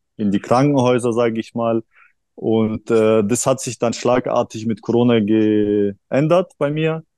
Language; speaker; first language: German; early bilingual, other home language; Russian